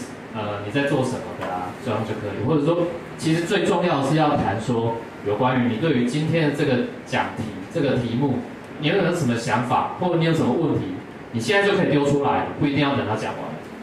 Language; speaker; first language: Chinese; native; Chinese